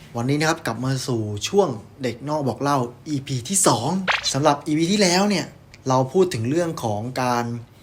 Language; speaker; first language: Thai; native; Thai